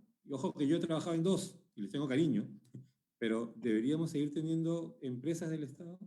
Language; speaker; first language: Spanish; native; Spanish